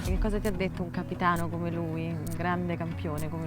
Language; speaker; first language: Italian; native; Italian